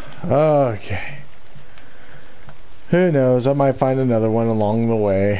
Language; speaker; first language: English; native; English